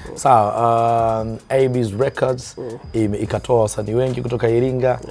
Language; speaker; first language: Swahili; native; Swahili